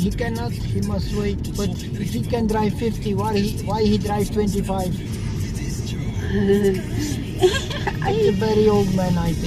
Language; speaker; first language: English; non-native, fluent; Dutch